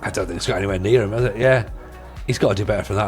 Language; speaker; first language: English; native; English